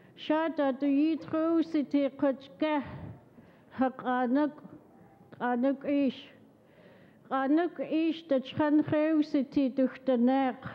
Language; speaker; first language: English; native; English